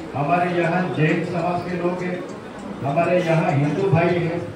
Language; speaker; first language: Hindi; non-native, local second language; Marathi